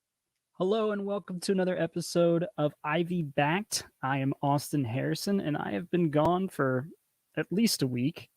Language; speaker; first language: English; native; English